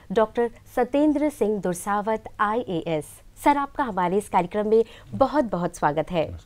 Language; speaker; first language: Hindi; native; Hindi